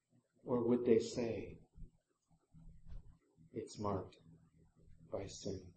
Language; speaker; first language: English; native; English